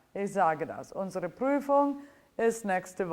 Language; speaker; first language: German; non-native, fluent; English